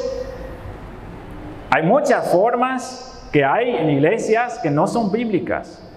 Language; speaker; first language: Spanish; non-native, fluent; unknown